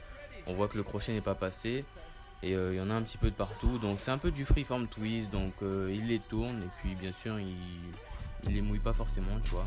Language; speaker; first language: French; native; French